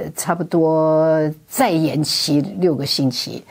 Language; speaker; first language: Chinese; non-native, fluent; Wu Chinese